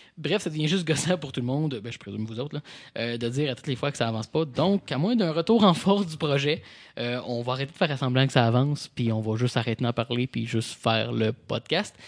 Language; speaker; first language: French; native; French